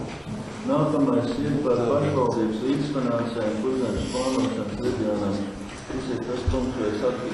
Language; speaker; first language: Latvian; native; Latvian